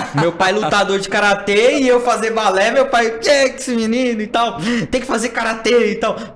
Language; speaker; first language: Portuguese; native; Portuguese